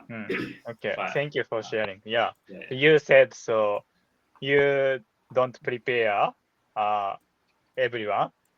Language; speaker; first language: English; non-native, learner; Japanese